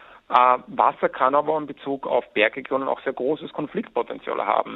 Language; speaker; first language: German; native; German